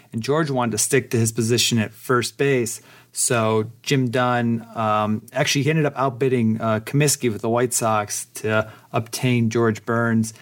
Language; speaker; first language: English; early bilingual, other home language; Polish